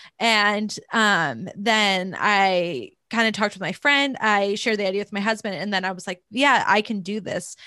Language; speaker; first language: English; native; English